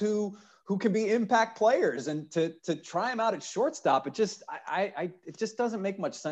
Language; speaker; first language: English; native; English